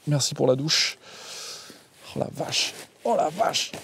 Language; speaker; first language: French; native; French